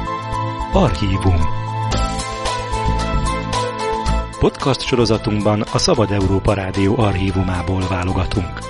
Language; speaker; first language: Hungarian; native; Hungarian